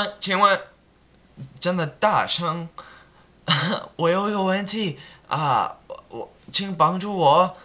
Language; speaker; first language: Chinese; non-native, learner; English